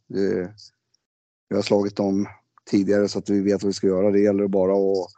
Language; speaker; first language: Swedish; native; Swedish